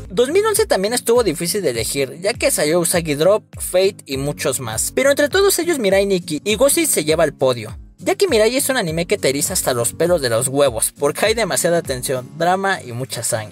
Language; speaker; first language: Spanish; native; Spanish